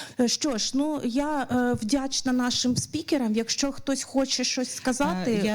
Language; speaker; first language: Ukrainian; native; Ukrainian